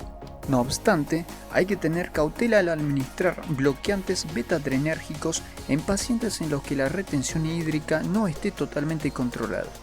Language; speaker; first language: Spanish; native; Spanish